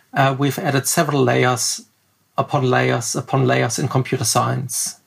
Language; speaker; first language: English; non-native, fluent; German